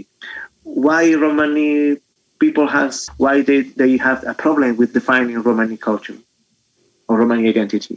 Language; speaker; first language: English; non-native, fluent; Spanish